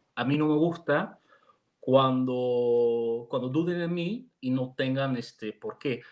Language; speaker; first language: Spanish; non-native, fluent; Dutch